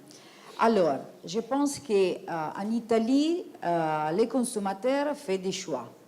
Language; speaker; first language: French; non-native, fluent; Italian